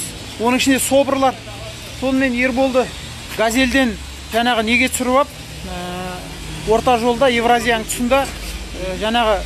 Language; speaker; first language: Kazakh; native; Kazakh